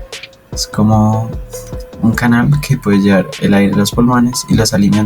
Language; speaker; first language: Spanish; native; Spanish